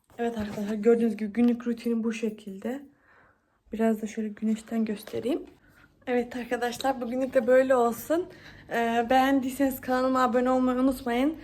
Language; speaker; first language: Turkish; native; Turkish